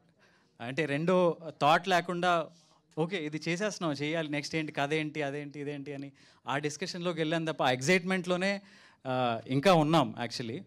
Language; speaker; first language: Telugu; native; Telugu